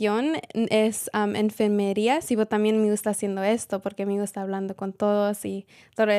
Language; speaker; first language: Spanish; early bilingual, heritage; Spanish